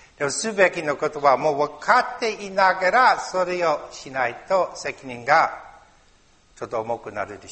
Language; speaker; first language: Japanese; non-native, learner; English